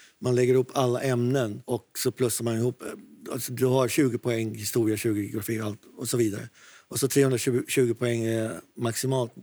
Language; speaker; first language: Swedish; non-native, fluent; Arabic